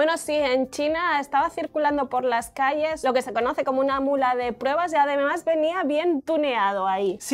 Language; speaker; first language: Spanish; native; Spanish